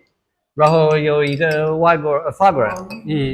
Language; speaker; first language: Chinese; non-native, fluent; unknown